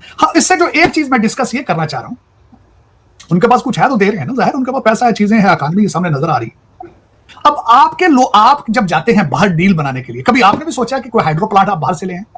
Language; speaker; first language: Urdu; non-native, local second language; Punjabi